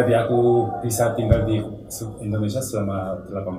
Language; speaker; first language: Indonesian; non-native, learner; Korean